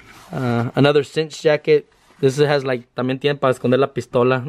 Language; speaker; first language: Spanish; early bilingual, heritage; Spanish